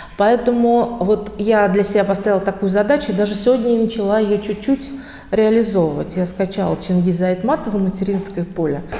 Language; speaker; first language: Russian; native; Russian